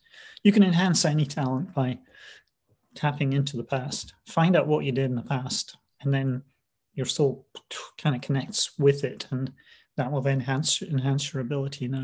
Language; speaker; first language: English; native; English